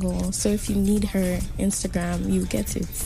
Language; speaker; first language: English; non-native, local second language; Akan